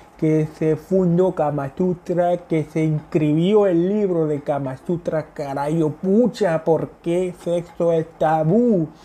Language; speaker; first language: Spanish; non-native, fluent; Hindi